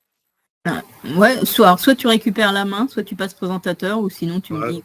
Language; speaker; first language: French; native; French